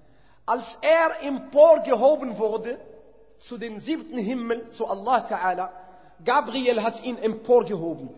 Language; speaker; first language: German; non-native, fluent; Arabic